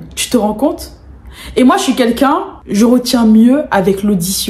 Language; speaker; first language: French; native; French